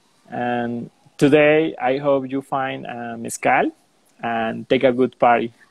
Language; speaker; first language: English; non-native, learner; Spanish